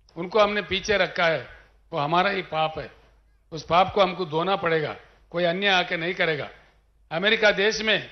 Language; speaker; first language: Hindi; non-native, local second language; Telugu